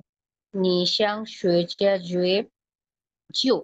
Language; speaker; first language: Chinese; non-native, learner; Bangla